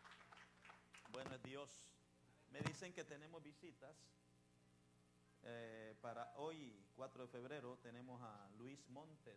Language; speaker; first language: Spanish; native; Spanish